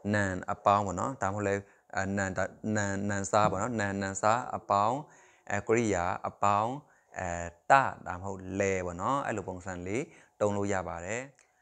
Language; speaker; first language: Burmese; non-native, local second language; Shan